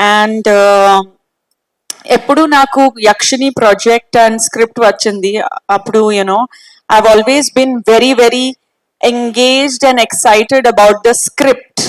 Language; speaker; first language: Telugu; non-native, fluent; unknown